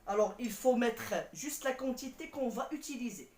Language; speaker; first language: French; non-native, local second language; Arabic